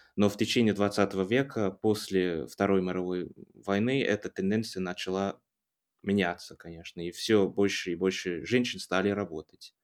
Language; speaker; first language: Russian; non-native, fluent; English